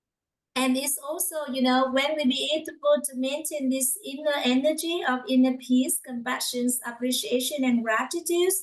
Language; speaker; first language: English; non-native, fluent; Vietnamese